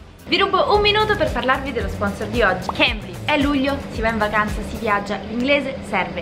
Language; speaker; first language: Italian; native; Italian